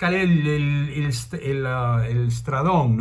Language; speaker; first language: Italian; early bilingual, heritage; Spanish